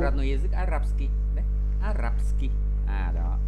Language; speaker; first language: Russian; non-native, fluent; Vietnamese